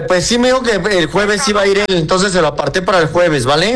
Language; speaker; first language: Spanish; native; Spanish